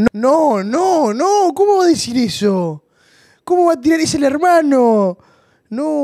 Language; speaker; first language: Spanish; native; Spanish